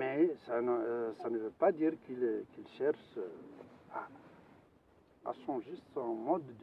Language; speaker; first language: French; non-native, local second language; Arabic